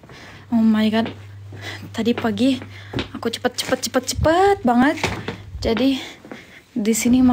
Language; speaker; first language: Indonesian; non-native, fluent; Turkish